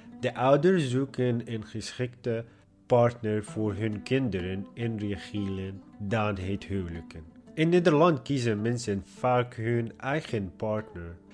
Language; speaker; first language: Dutch; non-native, learner; Arabic